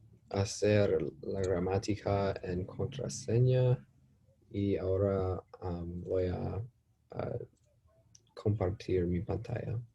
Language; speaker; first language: Spanish; non-native, learner; English